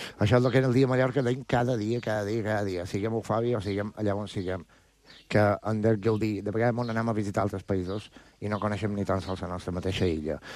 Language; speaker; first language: Catalan; native; Catalan